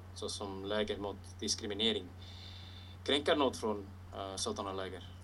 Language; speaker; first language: Swedish; non-native, learner; Icelandic